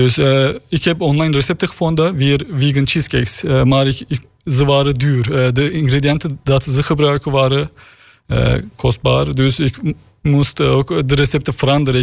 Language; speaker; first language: Dutch; non-native, learner; Turkish